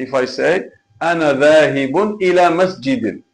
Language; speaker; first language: Arabic; non-native, fluent; Malay